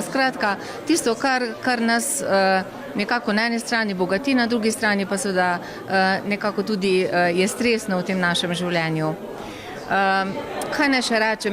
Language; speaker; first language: Slovenian; native; Slovenian